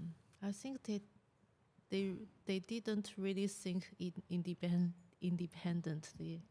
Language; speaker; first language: English; non-native, learner; Chinese